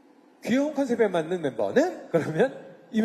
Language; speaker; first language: Korean; native; Korean